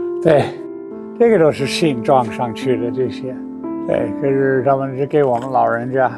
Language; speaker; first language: Chinese; non-native, fluent; English